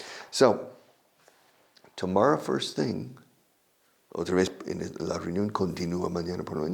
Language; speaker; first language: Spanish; non-native, fluent; English